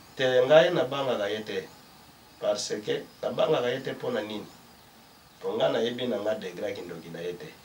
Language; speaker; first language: Lingala; non-native, local second language; Kongo